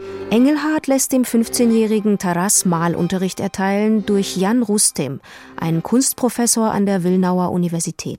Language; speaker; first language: German; native; German